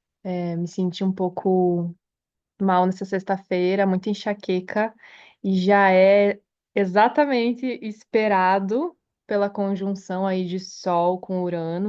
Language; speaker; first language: Portuguese; native; Portuguese